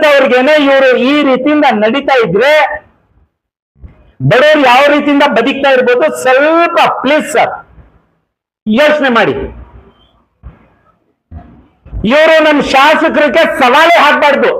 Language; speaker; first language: Kannada; native; Kannada